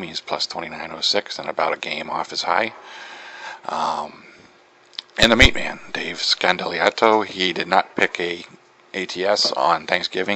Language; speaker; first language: English; native; English